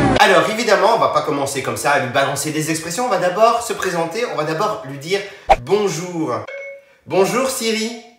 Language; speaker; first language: French; native; French